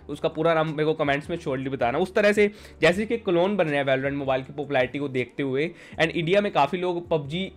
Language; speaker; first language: Hindi; native; Hindi